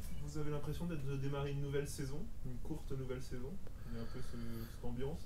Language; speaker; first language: French; native; French